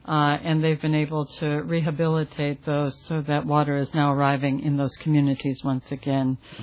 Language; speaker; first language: English; native; English